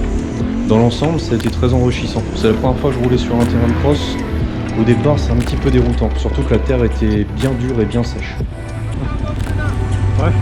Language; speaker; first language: French; native; French